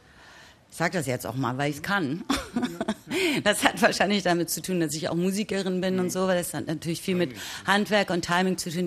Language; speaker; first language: German; native; German